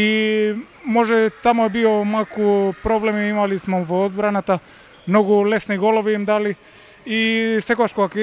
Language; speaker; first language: Macedonian; non-native, learner; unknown